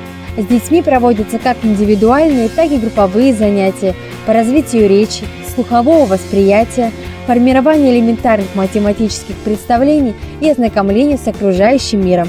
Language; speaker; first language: Russian; native; Russian